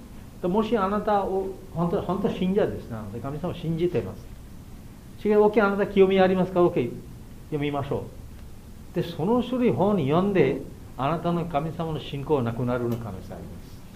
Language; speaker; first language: Japanese; non-native, learner; Bangla